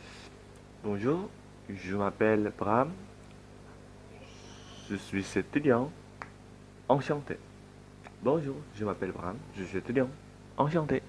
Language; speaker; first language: French; non-native, learner; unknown